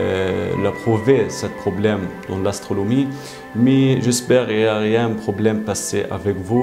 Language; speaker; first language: French; non-native, learner; Arabic